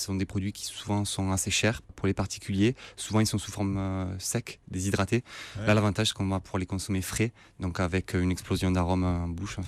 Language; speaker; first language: French; native; French